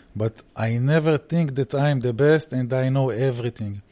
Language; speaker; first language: English; early bilingual, heritage; Hebrew